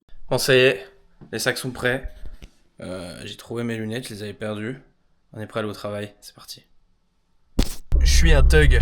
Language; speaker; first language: French; native; French